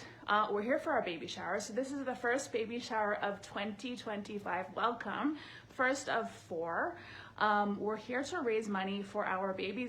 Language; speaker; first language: English; native; English